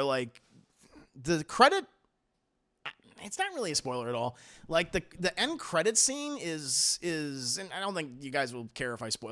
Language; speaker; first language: English; native; English